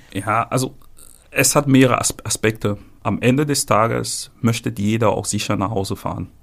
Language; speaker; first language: German; non-native, fluent; French